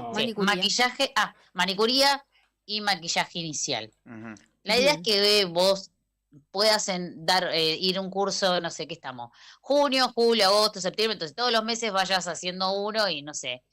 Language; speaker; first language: Spanish; native; Spanish